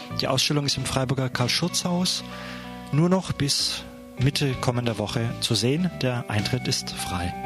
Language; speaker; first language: German; native; German